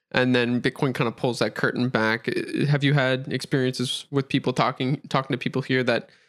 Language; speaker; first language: English; native; English